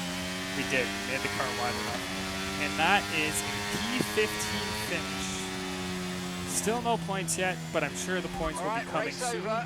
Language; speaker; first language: English; native; English